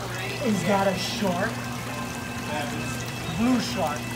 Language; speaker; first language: English; native; English